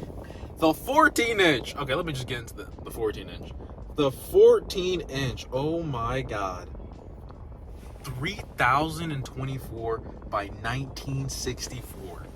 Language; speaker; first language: English; native; English